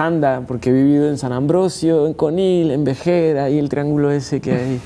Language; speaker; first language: Spanish; native; Spanish